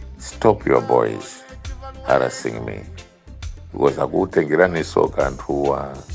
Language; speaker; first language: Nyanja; non-native, local second language; Tumbuka